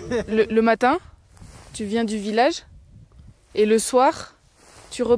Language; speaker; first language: French; native; French